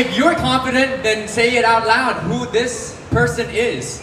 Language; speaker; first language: English; non-native, fluent; Thai